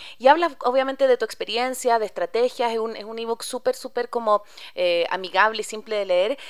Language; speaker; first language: Spanish; native; Spanish